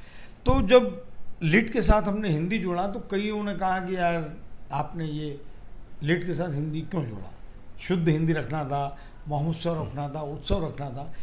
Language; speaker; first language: Hindi; native; Hindi